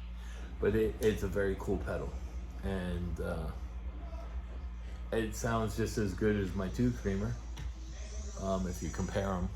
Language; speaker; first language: English; native; English